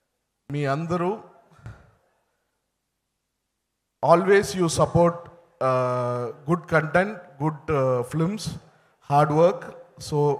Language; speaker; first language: Telugu; non-native, learner; Tamil